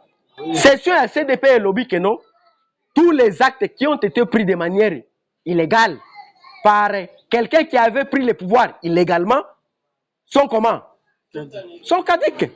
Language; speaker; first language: French; non-native, local second language; Lingala